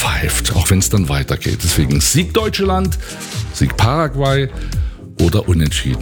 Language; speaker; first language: German; native; German